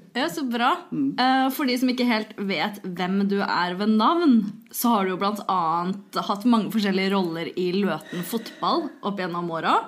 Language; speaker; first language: Norwegian; native; Norwegian